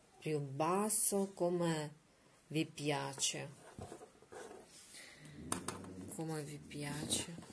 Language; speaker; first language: Italian; non-native, learner; Russian